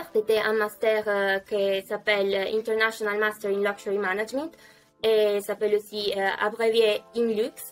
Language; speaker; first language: French; non-native, fluent; Italian